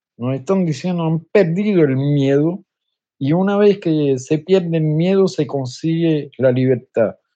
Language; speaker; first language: Spanish; native; Spanish